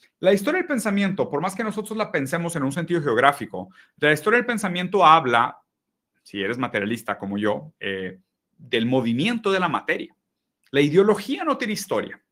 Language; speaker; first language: Spanish; early bilingual, other home language; Portuguese